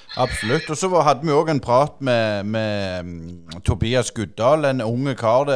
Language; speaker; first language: Norwegian; native; Norwegian